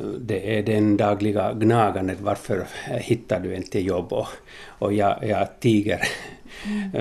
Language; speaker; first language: Swedish; non-native, local second language; Finnish